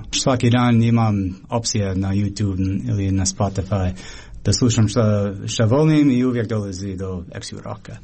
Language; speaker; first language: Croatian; non-native, fluent; English